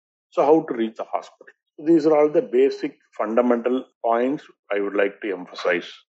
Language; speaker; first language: English; non-native, local second language; Tamil